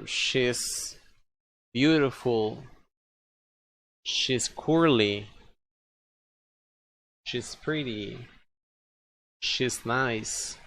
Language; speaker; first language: English; non-native, fluent; Spanish